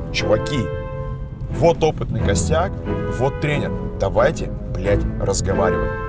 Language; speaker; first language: Russian; native; Russian